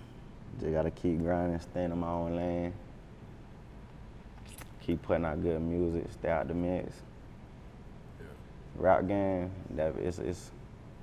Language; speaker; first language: English; native; English